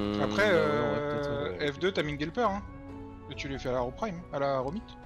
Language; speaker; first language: French; native; French